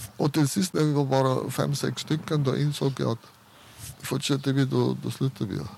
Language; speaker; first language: Swedish; non-native, fluent; German